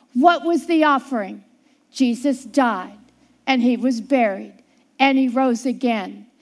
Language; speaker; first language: English; native; English